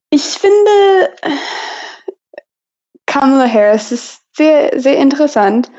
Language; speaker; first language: German; non-native, fluent; English